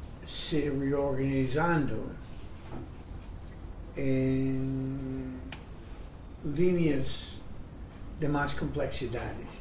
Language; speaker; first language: Portuguese; non-native, fluent; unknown